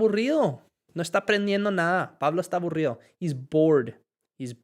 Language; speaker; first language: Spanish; non-native, fluent; English